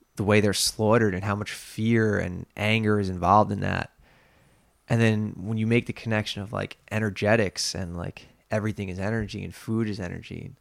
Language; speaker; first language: English; native; English